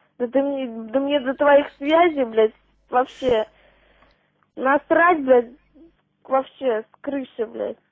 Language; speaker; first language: Russian; native; Russian